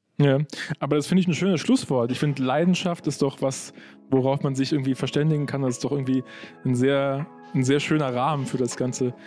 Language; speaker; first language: German; native; German